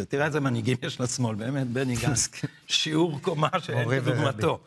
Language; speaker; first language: Hebrew; native; Hebrew